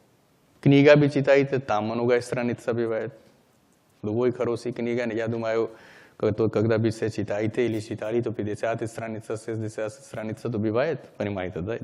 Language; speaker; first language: Russian; non-native, learner; Hindi